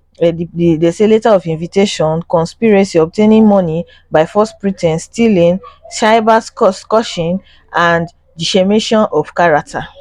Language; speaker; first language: Nigerian Pidgin; non-native, local second language; Yoruba